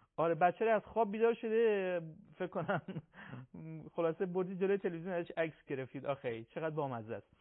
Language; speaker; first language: Persian; native; Persian